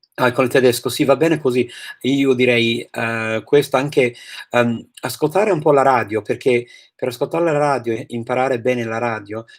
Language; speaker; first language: Italian; non-native, fluent; English